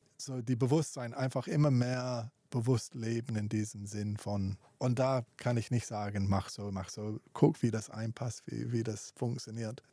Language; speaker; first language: German; non-native, fluent; English